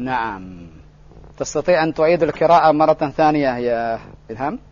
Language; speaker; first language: Arabic; non-native, fluent; Indonesian